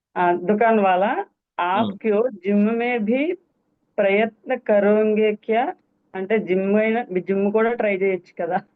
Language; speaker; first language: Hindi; non-native, learner; Telugu